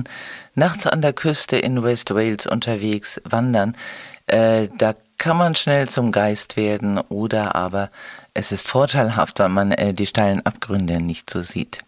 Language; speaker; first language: German; native; German